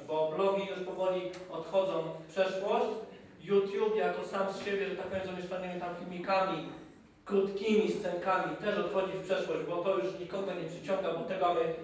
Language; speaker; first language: Polish; native; Polish